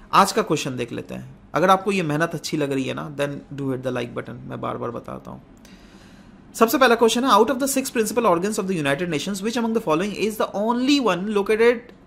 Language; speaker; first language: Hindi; non-native, local second language; Assamese